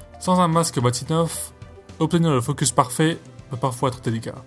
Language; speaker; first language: French; native; French